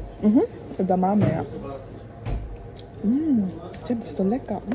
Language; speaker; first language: German; non-native, learner; Filipino